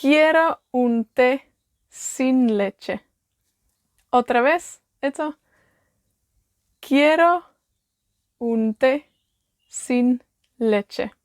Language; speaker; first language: Spanish; non-native, fluent; Welsh